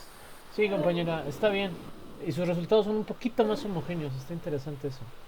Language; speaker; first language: Spanish; native; Spanish